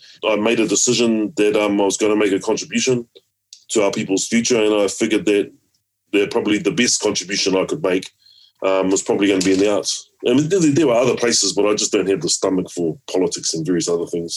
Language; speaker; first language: English; native; English